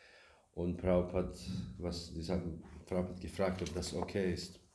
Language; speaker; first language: German; non-native, learner; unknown